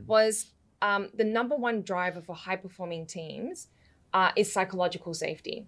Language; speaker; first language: English; native; English